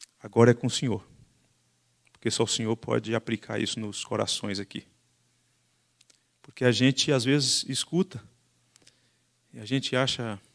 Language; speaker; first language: Portuguese; native; Portuguese